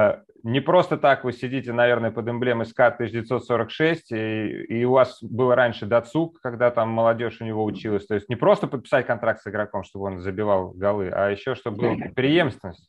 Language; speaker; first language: Russian; native; Russian